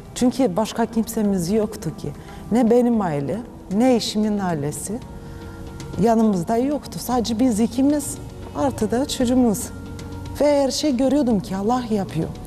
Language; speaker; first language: Turkish; non-native, fluent; Ukrainian